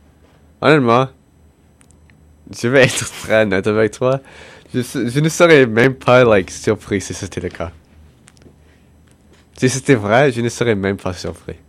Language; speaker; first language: French; non-native, local second language; English